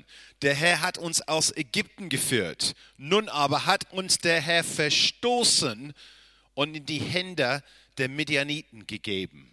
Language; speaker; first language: German; non-native, fluent; English